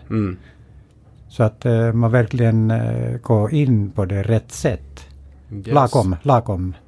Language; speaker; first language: Swedish; non-native, fluent; Finnish